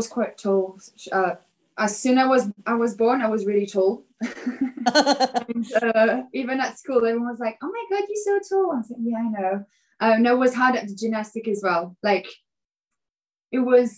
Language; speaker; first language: English; non-native, fluent; French